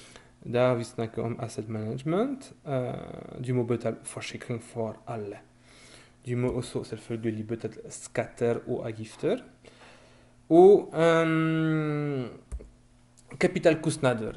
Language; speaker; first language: Norwegian; non-native, fluent; French